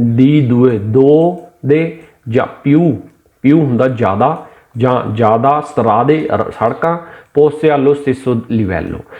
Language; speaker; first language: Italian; non-native, fluent; Punjabi